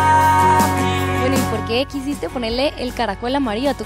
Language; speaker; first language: Spanish; native; Spanish